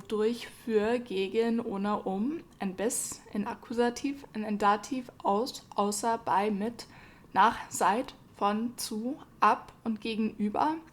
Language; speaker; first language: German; non-native, fluent; English